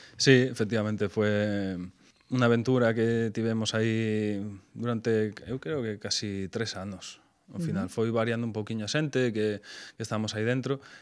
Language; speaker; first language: Galician; non-native, local second language; Spanish